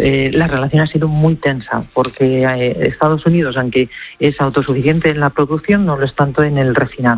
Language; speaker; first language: Spanish; native; Spanish